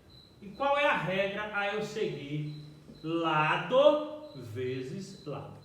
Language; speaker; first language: Portuguese; native; Portuguese